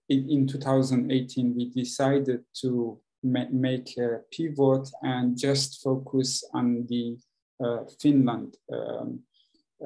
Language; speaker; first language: English; non-native, fluent; Persian